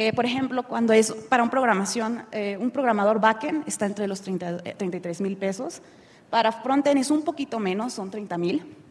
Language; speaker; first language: Spanish; native; Spanish